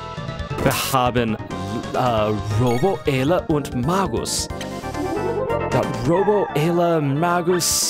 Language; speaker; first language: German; non-native, fluent; English